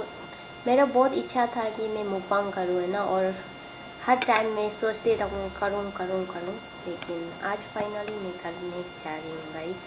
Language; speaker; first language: Hindi; non-native, local second language; Tibetan